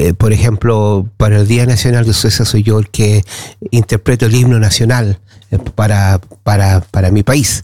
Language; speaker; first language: Spanish; native; Spanish